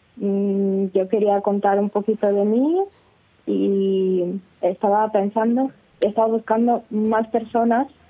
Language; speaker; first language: Spanish; non-native, fluent; Russian